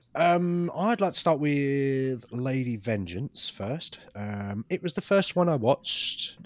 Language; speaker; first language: English; native; English